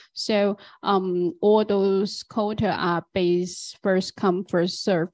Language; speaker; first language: English; non-native, fluent; Chinese